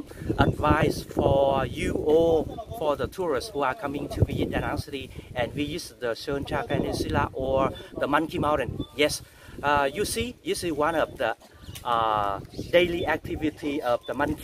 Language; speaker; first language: English; non-native, local second language; Vietnamese